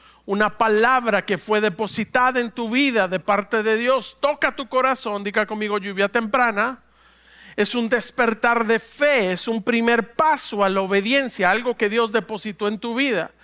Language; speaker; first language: Spanish; native; Spanish